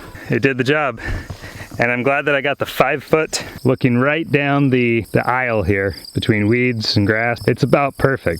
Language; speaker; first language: English; native; English